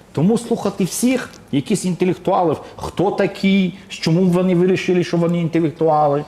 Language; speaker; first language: Ukrainian; native; Ukrainian